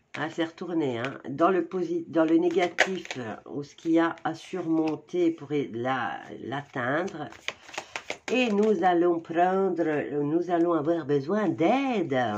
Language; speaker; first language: French; native; French